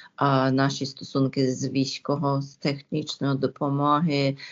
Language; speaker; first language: Ukrainian; early bilingual, heritage; Ukrainian